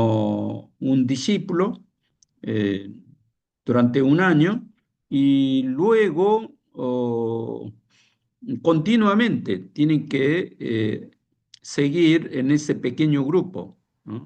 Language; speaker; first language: Spanish; non-native, fluent; Korean